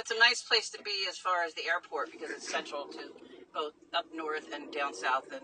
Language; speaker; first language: English; native; English